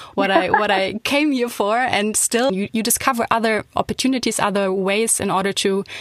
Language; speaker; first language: English; non-native, fluent; German